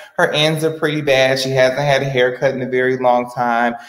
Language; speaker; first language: English; native; English